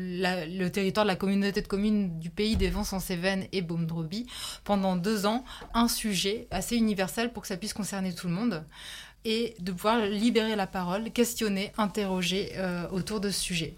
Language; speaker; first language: French; native; French